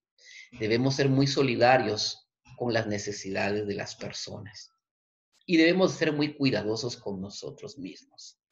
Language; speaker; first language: Spanish; native; Spanish